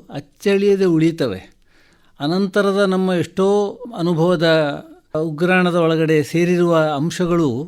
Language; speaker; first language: Kannada; native; Kannada